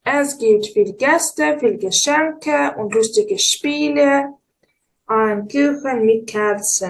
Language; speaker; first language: German; non-native, fluent; Ukrainian